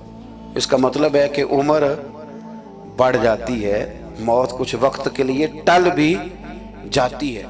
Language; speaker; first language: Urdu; non-native, local second language; Punjabi